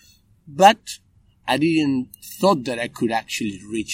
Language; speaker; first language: English; non-native, fluent; Spanish